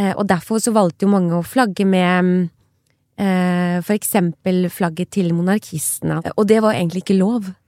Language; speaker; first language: Norwegian; early bilingual, other home language; Persian